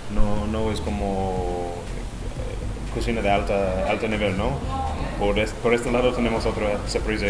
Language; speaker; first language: Spanish; non-native, fluent; English